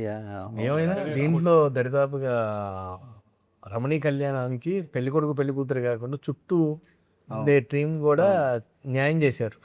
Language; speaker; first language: Telugu; native; Telugu